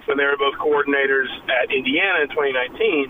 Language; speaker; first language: English; native; English